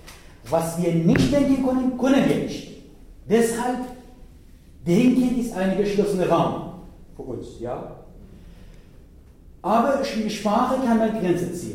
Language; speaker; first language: German; non-native, learner; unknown